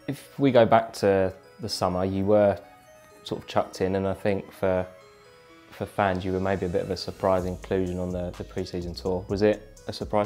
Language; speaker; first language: English; native; English